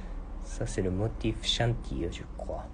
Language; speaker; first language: French; non-native, fluent; Japanese